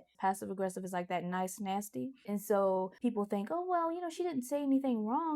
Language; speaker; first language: English; native; English